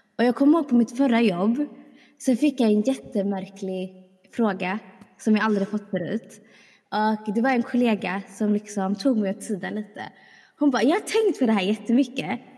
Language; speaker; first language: Swedish; early bilingual, other home language; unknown